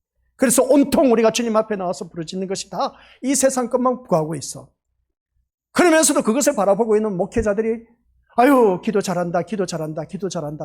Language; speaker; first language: Korean; native; Korean